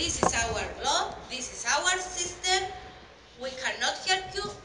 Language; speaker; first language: English; non-native, local second language; Greek